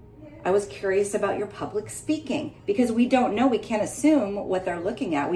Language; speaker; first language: English; native; English